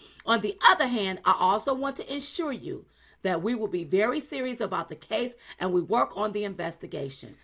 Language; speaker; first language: English; native; English